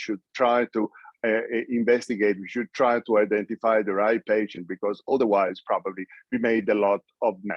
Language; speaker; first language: English; non-native, fluent; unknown